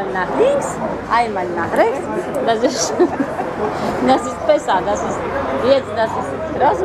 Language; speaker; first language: German; non-native, learner; Polish